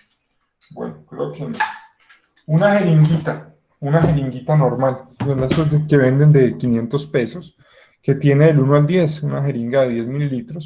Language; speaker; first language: Spanish; native; Spanish